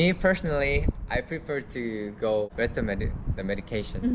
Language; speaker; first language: English; non-native, learner; Korean